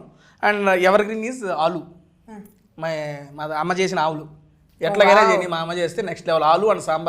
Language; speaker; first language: Telugu; native; Telugu